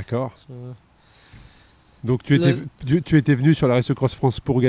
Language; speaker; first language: French; native; French